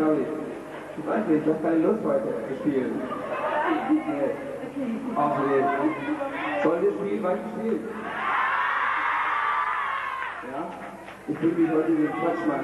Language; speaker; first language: German; non-native, fluent; English